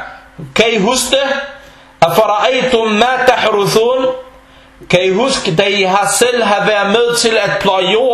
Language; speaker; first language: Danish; non-native, local second language; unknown